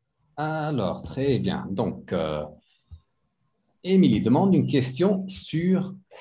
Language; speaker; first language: French; non-native, fluent; English